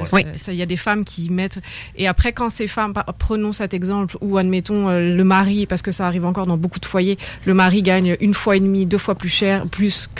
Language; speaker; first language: French; native; French